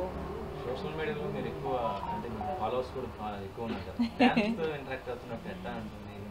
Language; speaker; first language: Telugu; native; Telugu